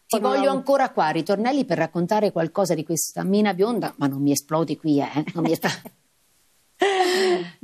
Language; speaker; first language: Italian; native; Italian